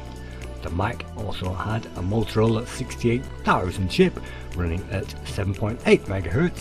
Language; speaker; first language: English; native; English